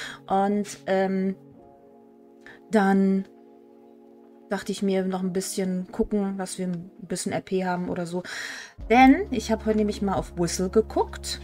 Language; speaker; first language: German; native; German